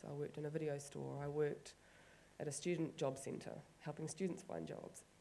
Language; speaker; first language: English; native; English